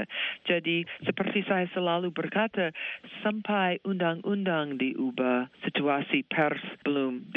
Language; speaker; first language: Indonesian; non-native, fluent; English